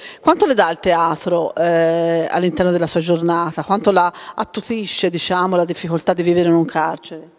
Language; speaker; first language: Italian; native; Italian